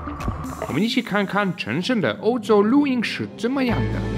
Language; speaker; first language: Chinese; native; Chinese